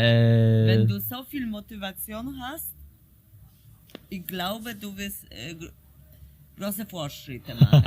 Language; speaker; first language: German; non-native, fluent; Polish